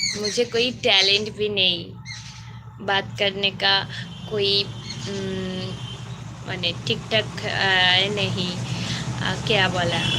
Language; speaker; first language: Hindi; non-native, local second language; Bangla